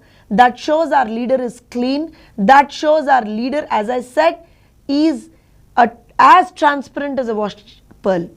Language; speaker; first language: English; non-native, local second language; Telugu